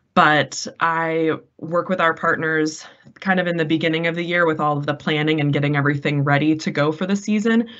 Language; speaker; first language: English; native; English